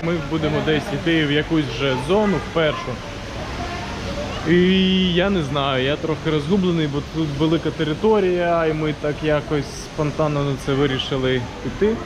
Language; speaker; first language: Ukrainian; non-native, local second language; Russian